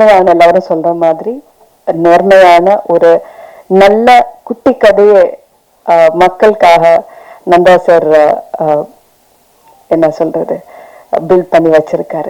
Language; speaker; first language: Tamil; non-native, fluent; Malayalam